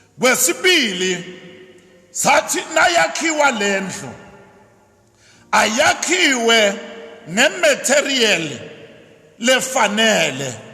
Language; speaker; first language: Zulu; non-native, local second language; Swati